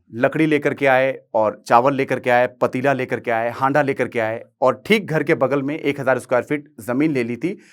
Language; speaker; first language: Hindi; native; Hindi